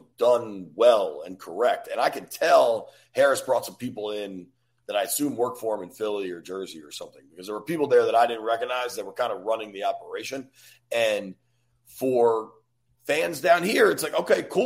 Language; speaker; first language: English; native; English